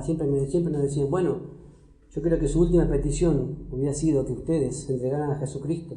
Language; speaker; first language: Spanish; native; Spanish